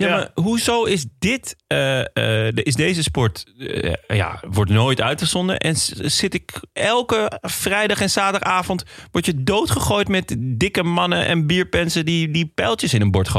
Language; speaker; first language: Dutch; native; Dutch